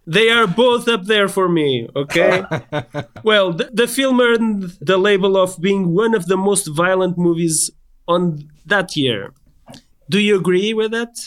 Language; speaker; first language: English; non-native, fluent; Portuguese